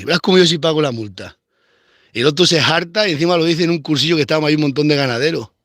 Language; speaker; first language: Spanish; native; Spanish